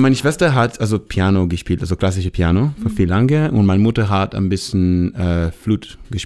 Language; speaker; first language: German; non-native, learner; Hebrew